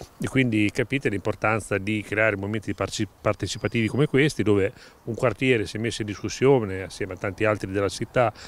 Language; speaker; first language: Italian; native; Italian